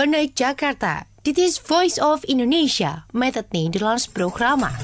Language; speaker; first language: Dutch; non-native, learner; Indonesian